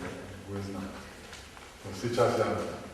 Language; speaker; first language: Russian; non-native, learner; English